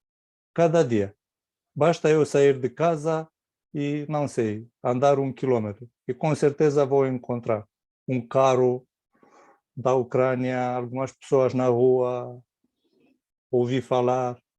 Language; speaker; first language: Portuguese; non-native, fluent; Romanian